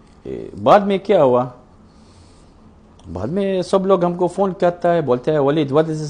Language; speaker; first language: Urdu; non-native, learner; Arabic